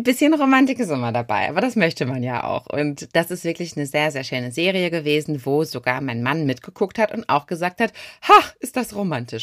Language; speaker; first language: German; native; German